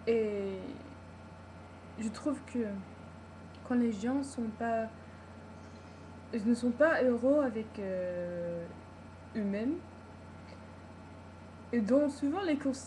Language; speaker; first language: French; non-native, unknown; English